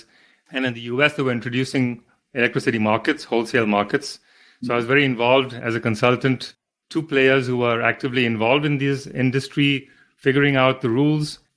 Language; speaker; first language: English; non-native, local second language; Hindi